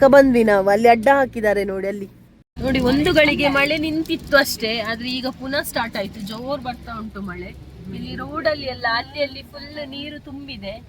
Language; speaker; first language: Kannada; native; Kannada